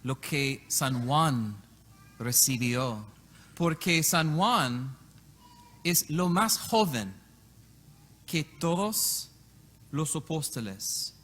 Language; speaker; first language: Spanish; non-native, learner; English